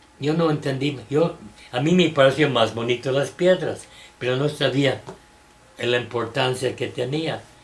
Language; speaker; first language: Spanish; non-native, fluent; English